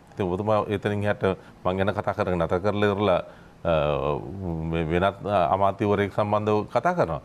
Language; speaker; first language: Sinhala; native; Sinhala